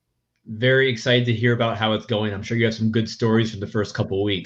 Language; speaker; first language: English; native; English